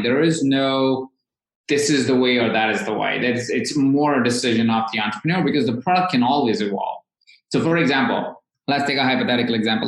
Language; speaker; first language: English; non-native, local second language; Hindi